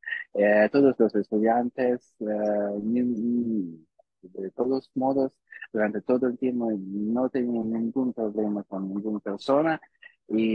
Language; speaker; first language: Spanish; non-native, learner; Russian